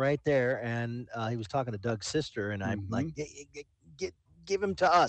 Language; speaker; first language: English; native; English